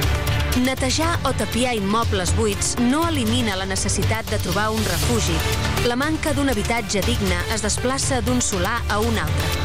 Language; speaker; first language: Catalan; native; Catalan